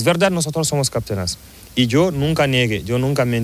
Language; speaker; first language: Spanish; non-native, learner; Fula